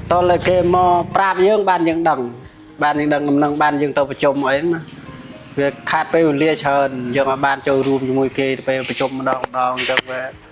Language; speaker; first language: Khmer; non-native, local second language; Jarai